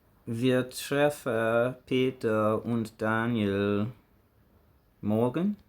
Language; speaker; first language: German; non-native, learner; English